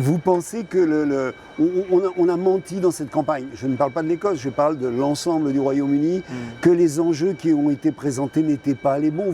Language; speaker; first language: French; native; French